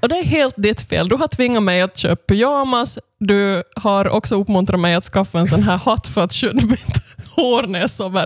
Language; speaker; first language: Swedish; native; Swedish